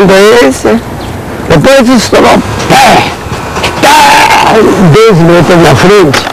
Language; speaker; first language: Portuguese; non-native, learner; Japanese